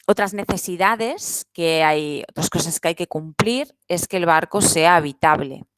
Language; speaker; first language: Spanish; non-native, local second language; Catalan